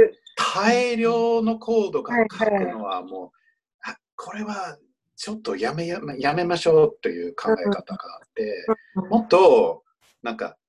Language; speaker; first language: Japanese; non-native, fluent; English